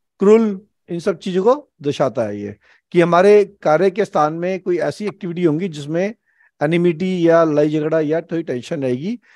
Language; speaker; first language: Hindi; native; Hindi